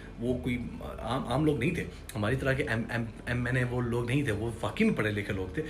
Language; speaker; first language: Urdu; non-native, local second language; Punjabi